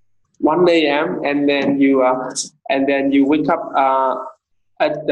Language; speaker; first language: English; non-native, learner; Vietnamese